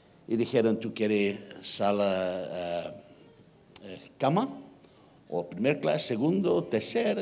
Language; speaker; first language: Spanish; non-native, fluent; English